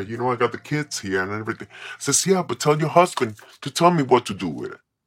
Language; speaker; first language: English; non-native, fluent; Spanish